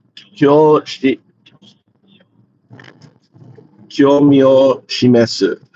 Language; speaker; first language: Japanese; non-native, learner; English